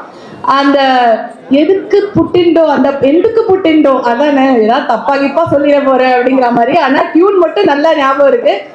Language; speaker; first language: Tamil; native; Tamil